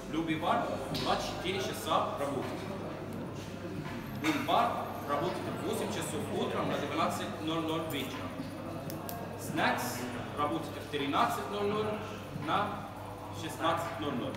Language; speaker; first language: Russian; non-native, learner; Arabic